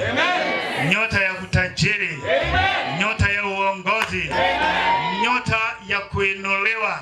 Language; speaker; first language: Swahili; non-native, local second language; Luyia